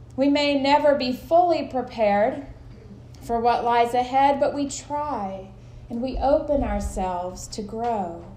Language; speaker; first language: English; native; English